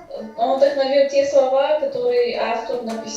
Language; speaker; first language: Russian; non-native, fluent; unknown